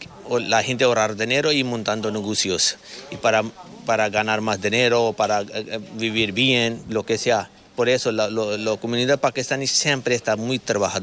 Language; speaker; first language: Spanish; non-native, learner; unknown